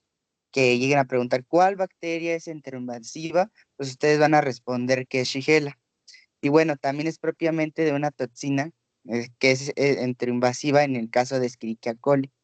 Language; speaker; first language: Spanish; native; Spanish